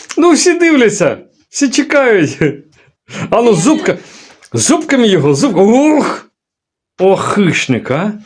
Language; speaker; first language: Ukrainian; non-native, local second language; Russian